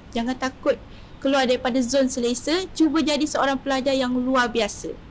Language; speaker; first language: Malay; native; Malay